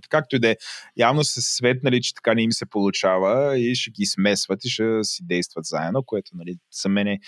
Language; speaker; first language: Bulgarian; native; Bulgarian